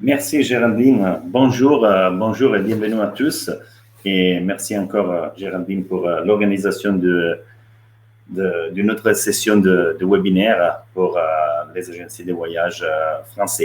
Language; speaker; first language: French; non-native, fluent; Italian